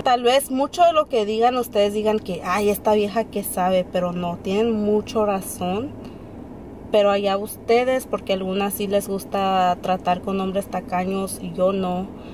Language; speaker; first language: Spanish; early bilingual, heritage; Spanish